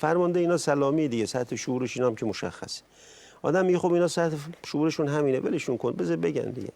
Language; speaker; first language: Persian; native; Persian